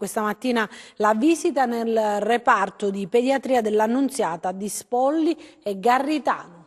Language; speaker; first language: Italian; native; Italian